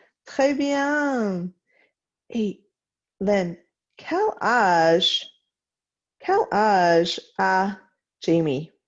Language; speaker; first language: French; non-native, fluent; English